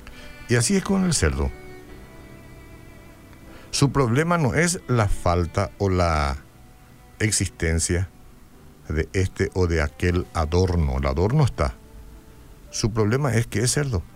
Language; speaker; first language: Spanish; native; Spanish